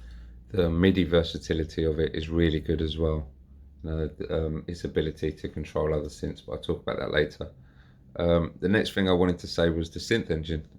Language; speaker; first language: English; native; English